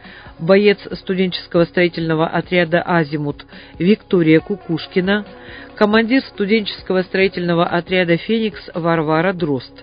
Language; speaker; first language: Russian; native; Russian